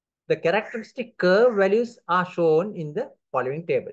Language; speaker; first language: English; non-native, local second language; Sinhala